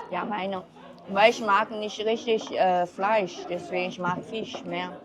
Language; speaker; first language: German; non-native, learner; Chinese